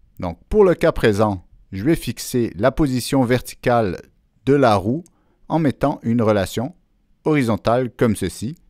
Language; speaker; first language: French; native; French